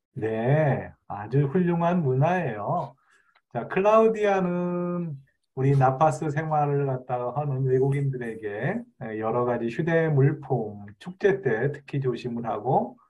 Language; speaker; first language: Korean; native; Korean